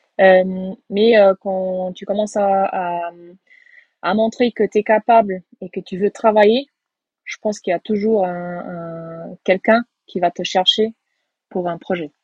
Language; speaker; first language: French; non-native, fluent; Portuguese